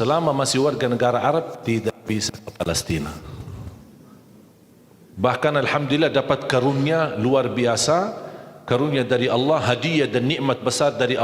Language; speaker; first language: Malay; non-native, fluent; Arabic